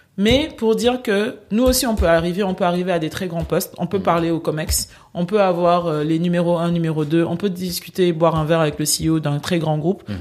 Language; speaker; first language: French; native; French